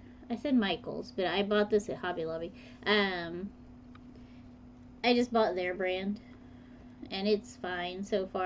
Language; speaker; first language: English; native; English